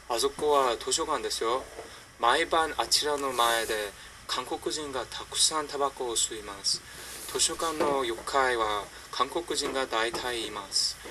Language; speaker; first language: Japanese; non-native, learner; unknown